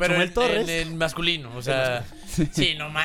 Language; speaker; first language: Spanish; native; Spanish